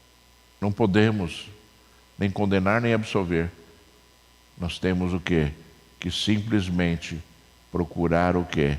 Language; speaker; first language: Portuguese; native; Portuguese